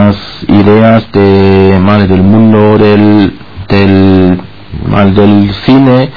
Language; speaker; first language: Spanish; non-native, fluent; German